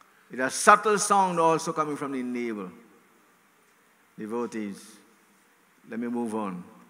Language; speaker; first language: English; native; English